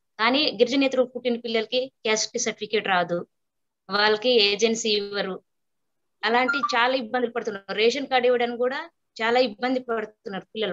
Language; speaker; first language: Telugu; non-native, local second language; Koya